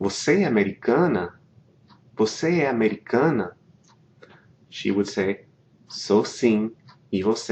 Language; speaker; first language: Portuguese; non-native, fluent; English